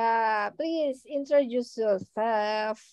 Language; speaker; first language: English; non-native, fluent; Indonesian